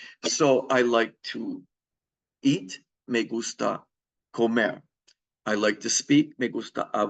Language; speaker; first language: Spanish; non-native, fluent; English